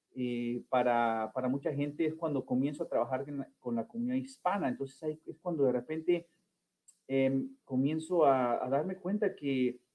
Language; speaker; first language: Spanish; early bilingual, heritage; Spanish